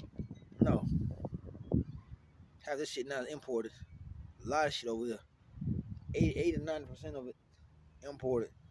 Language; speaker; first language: English; native; English